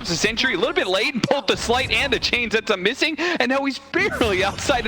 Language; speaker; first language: English; native; English